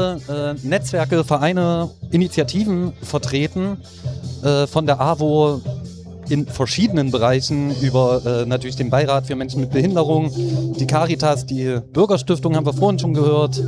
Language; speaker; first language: German; native; German